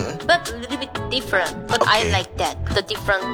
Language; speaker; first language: English; non-native, learner; Korean